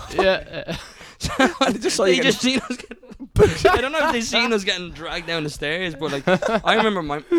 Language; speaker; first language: English; early bilingual, other home language; Italian